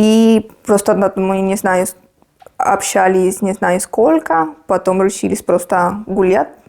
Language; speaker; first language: Russian; non-native, fluent; Spanish